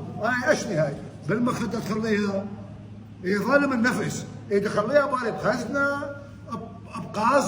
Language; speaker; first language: Arabic; native; Arabic